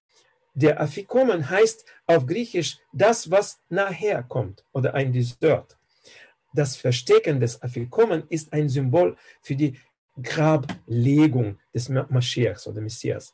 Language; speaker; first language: German; non-native, fluent; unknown